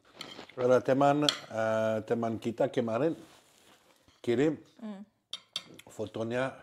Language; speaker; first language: Indonesian; non-native, learner; French